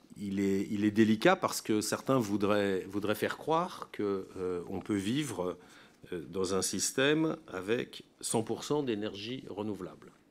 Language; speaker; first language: French; native; French